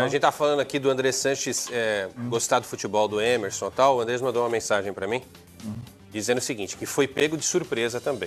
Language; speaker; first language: Portuguese; native; Portuguese